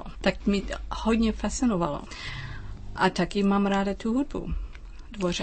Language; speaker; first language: Czech; non-native, learner; English